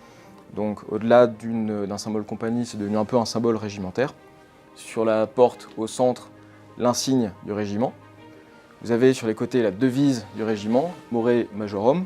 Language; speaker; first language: French; native; French